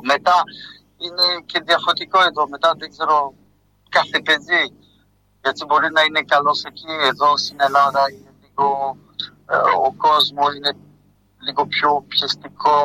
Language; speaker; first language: Greek; non-native, fluent; French